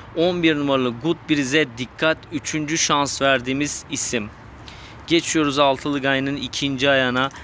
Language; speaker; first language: Turkish; native; Turkish